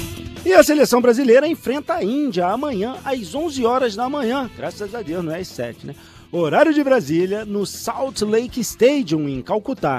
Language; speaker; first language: Portuguese; native; Portuguese